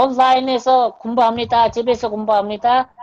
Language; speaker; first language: Korean; non-native, fluent; Mongolian